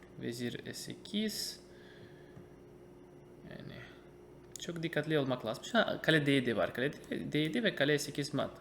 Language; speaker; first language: Turkish; non-native, fluent; Russian